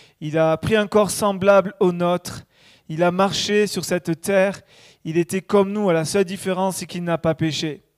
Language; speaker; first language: French; native; French